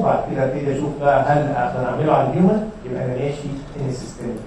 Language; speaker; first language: Arabic; native; Arabic